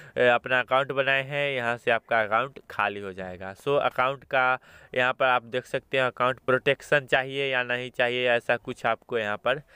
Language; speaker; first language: Hindi; native; Hindi